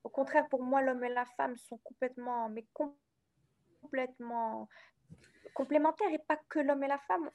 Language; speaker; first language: French; non-native, local second language; Arabic